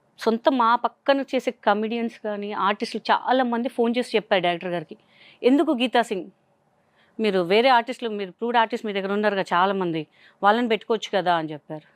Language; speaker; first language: Telugu; non-native, local second language; Hindi